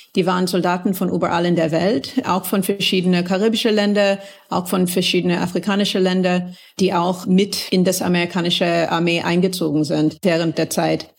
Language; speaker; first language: German; non-native, fluent; English